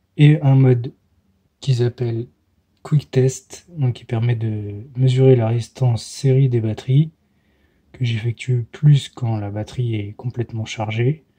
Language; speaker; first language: French; native; French